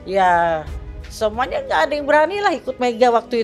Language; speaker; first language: Indonesian; native; Indonesian